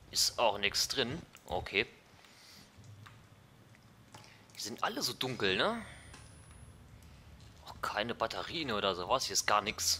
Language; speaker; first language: German; native; German